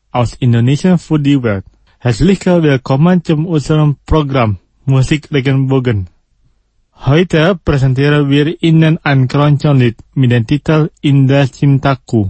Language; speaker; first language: German; non-native, fluent; Indonesian